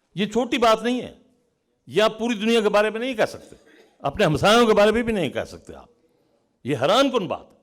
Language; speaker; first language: Urdu; non-native, local second language; Punjabi